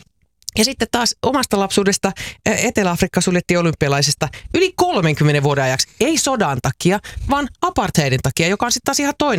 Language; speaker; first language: Finnish; native; Finnish